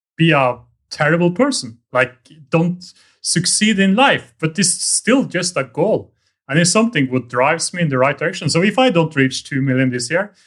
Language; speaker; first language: English; non-native, fluent; Norwegian